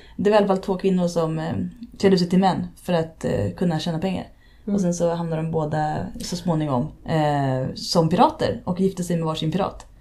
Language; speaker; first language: Swedish; native; Swedish